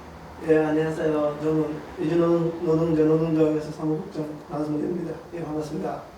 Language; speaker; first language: Korean; non-native, learner; Bangla